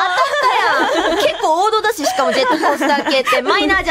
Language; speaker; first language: Japanese; native; Japanese